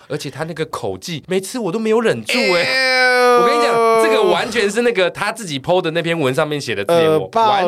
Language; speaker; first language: Chinese; native; Chinese